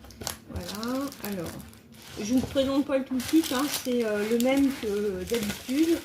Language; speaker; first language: French; native; French